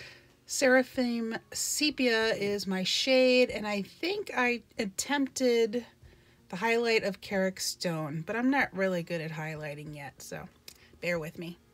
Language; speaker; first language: English; native; English